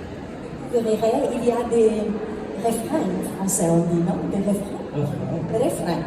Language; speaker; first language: French; non-native, fluent; Italian